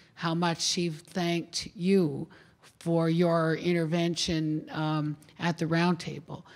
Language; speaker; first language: English; native; English